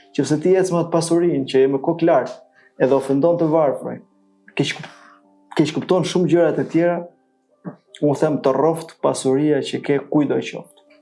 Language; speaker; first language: Albanian; native; Albanian